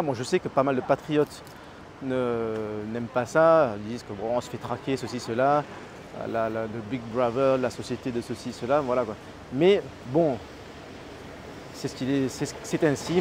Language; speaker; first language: French; native; French